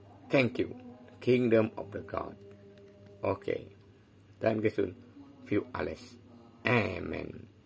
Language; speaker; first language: English; non-native, learner; Indonesian